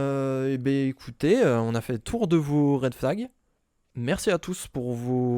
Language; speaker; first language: French; native; French